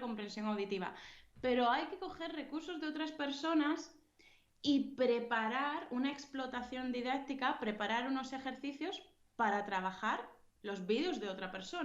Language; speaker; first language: Spanish; native; Spanish